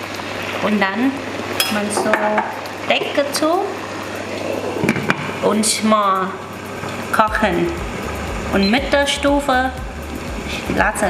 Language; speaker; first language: German; non-native, learner; Vietnamese